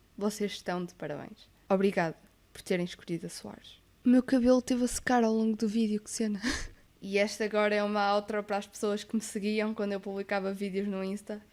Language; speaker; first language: Portuguese; native; Portuguese